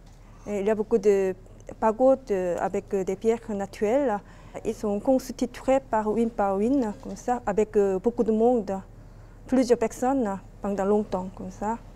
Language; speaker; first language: French; non-native, learner; Korean